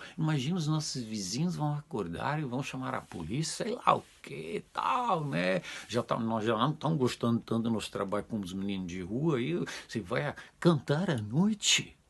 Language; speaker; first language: Portuguese; non-native, fluent; Dutch